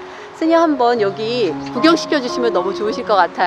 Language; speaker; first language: Korean; native; Korean